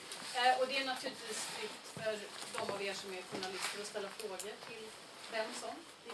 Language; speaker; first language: Swedish; native; Swedish